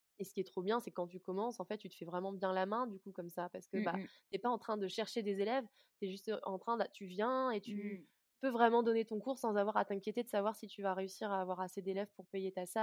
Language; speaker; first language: French; native; French